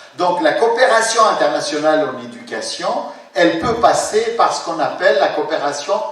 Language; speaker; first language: French; non-native, local second language; Arabic